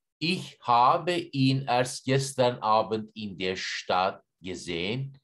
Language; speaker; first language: German; non-native, fluent; Turkish